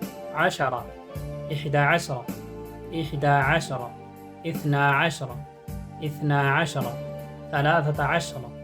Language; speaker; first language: Arabic; non-native, fluent; Oromo